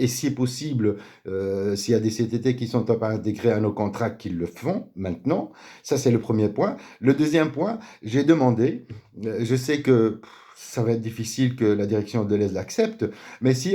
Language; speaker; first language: French; native; French